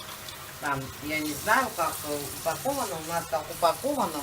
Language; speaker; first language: Russian; non-native, fluent; Georgian